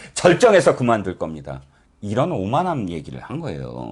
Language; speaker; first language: Korean; native; Korean